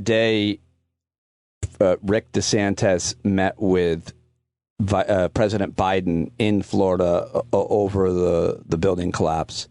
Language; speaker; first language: English; native; English